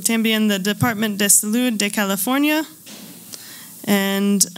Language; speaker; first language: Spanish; non-native, learner; English